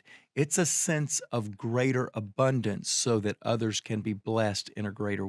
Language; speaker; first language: English; native; English